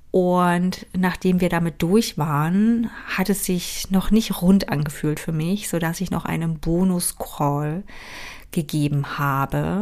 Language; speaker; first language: German; native; German